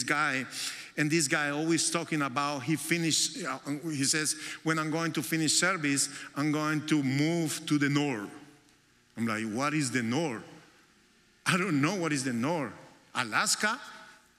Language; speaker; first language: English; non-native, fluent; Spanish